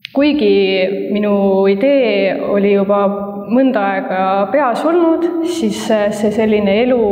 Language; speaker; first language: Estonian; native; Estonian